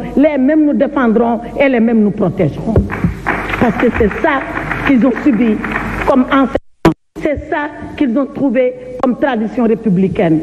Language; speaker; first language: French; non-native, local second language; Fula